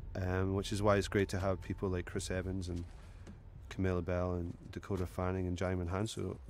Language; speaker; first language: English; native; English